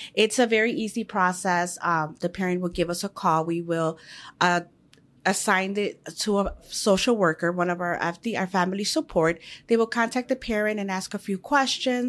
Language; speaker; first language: English; native; English